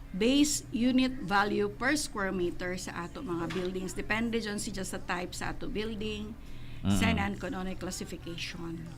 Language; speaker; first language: Cebuano; native; Cebuano